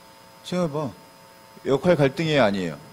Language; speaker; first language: Korean; native; Korean